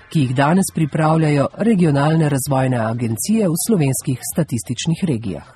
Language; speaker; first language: Slovenian; native; Slovenian